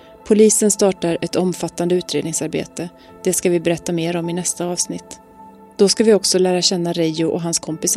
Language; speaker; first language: Swedish; native; Swedish